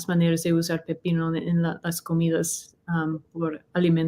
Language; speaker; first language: Spanish; non-native, learner; English